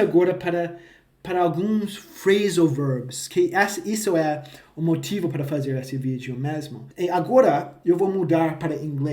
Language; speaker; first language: Portuguese; non-native, fluent; English